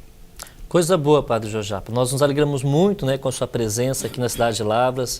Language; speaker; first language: Portuguese; native; Portuguese